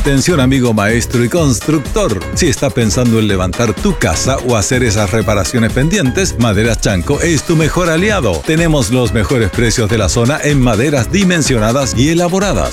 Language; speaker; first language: Spanish; native; Spanish